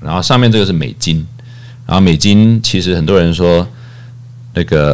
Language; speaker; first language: Chinese; native; Chinese